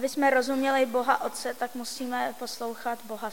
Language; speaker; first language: Czech; non-native, fluent; English